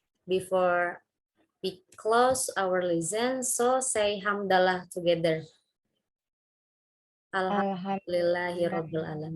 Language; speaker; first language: English; non-native, learner; Indonesian